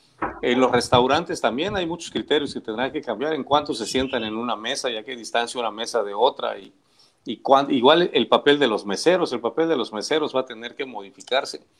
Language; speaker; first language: Spanish; native; Spanish